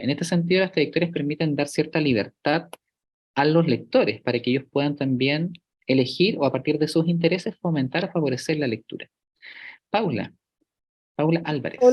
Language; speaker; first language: Spanish; native; Spanish